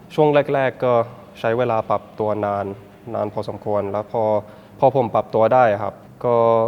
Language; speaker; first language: Thai; early bilingual, heritage; Thai